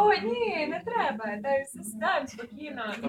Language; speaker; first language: Ukrainian; early bilingual, other home language; English